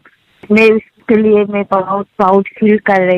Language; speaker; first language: Hindi; non-native, local second language; Nepali